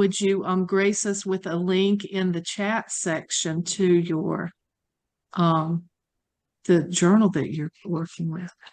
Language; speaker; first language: English; native; English